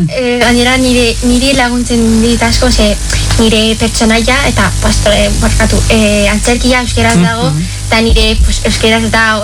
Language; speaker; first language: Basque; non-native, local second language; Spanish